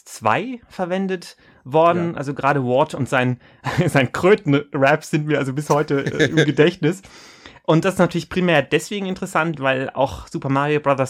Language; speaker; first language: German; native; German